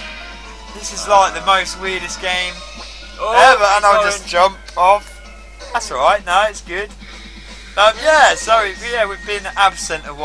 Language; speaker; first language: English; native; English